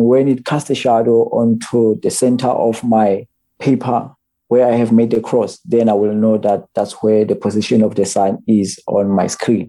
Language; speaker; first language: English; non-native, local second language; Southern Sotho